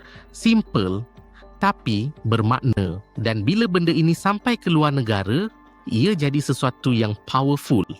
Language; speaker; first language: Malay; native; Malay